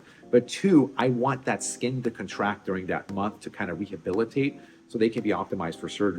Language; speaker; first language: English; native; English